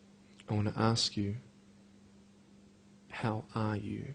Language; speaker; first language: English; native; English